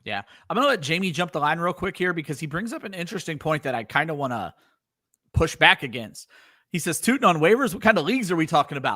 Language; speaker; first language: English; native; English